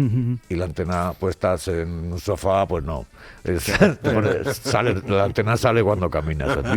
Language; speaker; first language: Spanish; native; Spanish